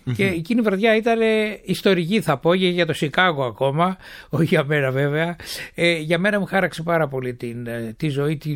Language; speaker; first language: Greek; native; Greek